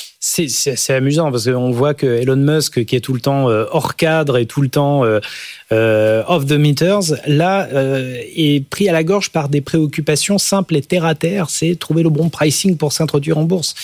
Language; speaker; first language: French; native; French